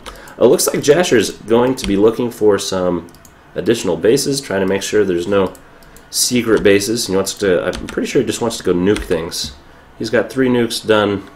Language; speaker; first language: English; native; English